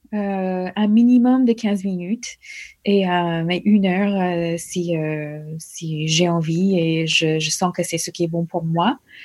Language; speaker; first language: French; non-native, fluent; English